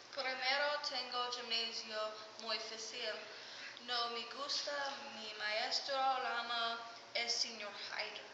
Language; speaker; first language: Spanish; non-native, learner; English